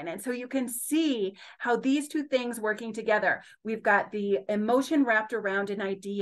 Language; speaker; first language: English; native; English